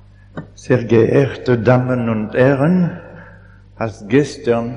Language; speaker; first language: German; non-native, learner; French